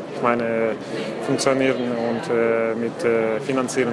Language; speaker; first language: German; non-native, learner; Russian